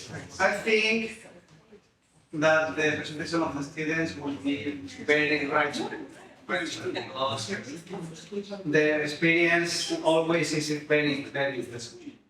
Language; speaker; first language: English; non-native, fluent; Spanish